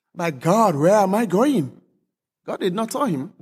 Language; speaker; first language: English; non-native, local second language; Akan